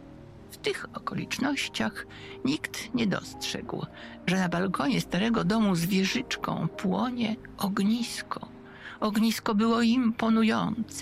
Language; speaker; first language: Polish; native; Polish